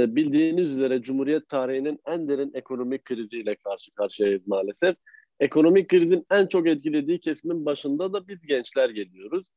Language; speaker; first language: Turkish; native; Turkish